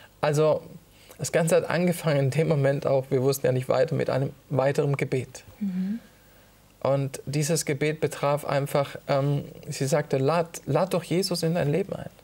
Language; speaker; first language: German; early bilingual, other home language; Italian